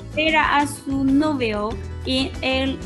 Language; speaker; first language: Spanish; non-native, learner; Chinese